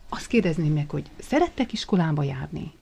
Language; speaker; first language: Hungarian; native; Hungarian